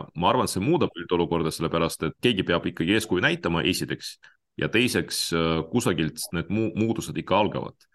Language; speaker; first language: Estonian; non-native, local second language; Russian